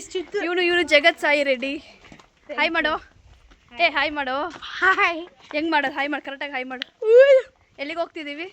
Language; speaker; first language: Kannada; native; Kannada